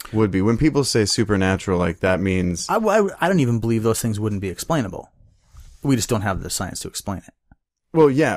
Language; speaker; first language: English; native; English